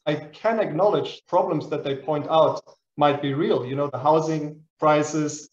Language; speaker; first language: English; non-native, fluent; German